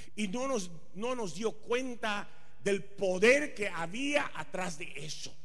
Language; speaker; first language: Spanish; non-native, fluent; Punjabi